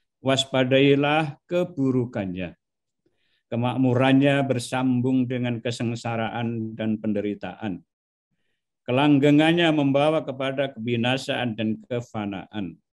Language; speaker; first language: Indonesian; non-native, local second language; Javanese